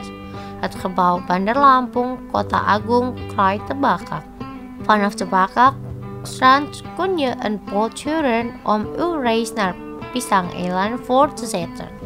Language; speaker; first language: Dutch; non-native, fluent; Indonesian